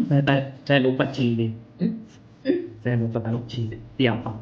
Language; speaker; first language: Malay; non-native, learner; Filipino